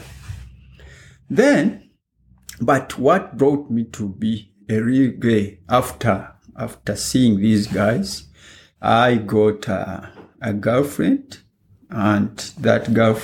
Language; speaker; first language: English; non-native, local second language; Ganda